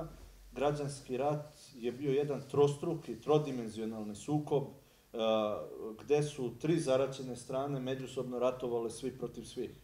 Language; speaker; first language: Serbian; native; Serbian